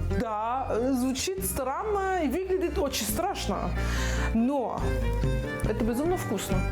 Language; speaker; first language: Russian; non-native, fluent; Persian